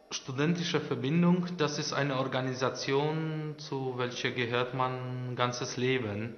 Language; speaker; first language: German; non-native, local second language; Polish